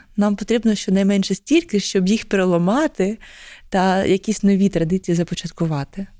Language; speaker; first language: Ukrainian; native; Ukrainian